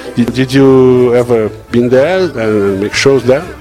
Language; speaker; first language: English; non-native, learner; Portuguese